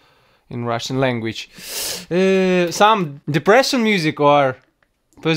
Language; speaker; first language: English; non-native, learner; Russian